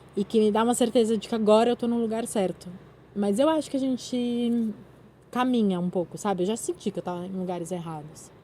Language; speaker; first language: Portuguese; native; Portuguese